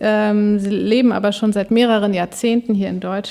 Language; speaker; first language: German; native; German